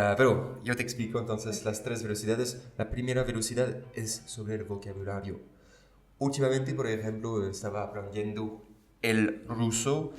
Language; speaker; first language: Spanish; non-native, fluent; French